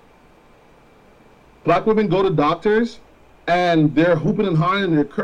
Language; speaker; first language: English; non-native, local second language; Jamaican Creole English